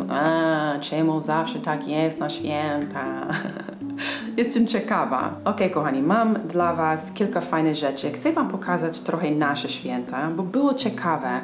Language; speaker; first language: Polish; non-native, fluent; English